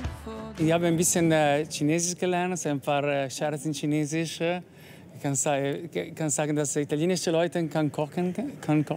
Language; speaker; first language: German; non-native, fluent; Italian